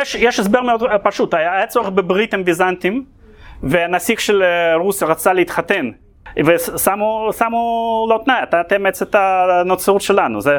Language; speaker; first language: Hebrew; non-native, fluent; Russian